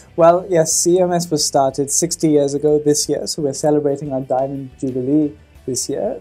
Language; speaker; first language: English; native; English